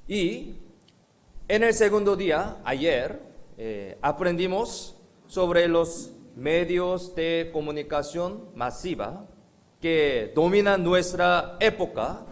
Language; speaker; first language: Spanish; non-native, fluent; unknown